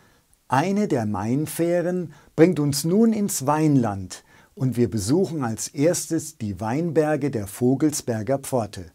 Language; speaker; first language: German; native; German